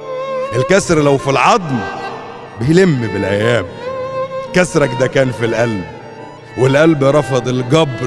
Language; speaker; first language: Arabic; native; Arabic